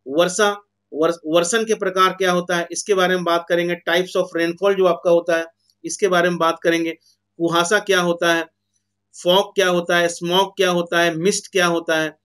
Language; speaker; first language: Hindi; native; Hindi